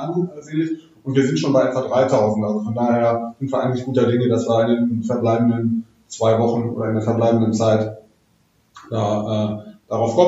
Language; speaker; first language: German; native; German